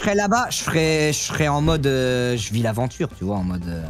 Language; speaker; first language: French; native; French